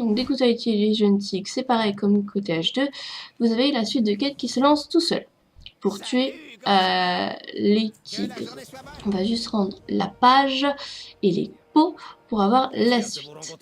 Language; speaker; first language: French; native; French